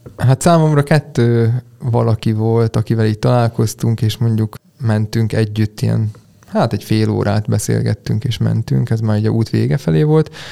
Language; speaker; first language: Hungarian; native; Hungarian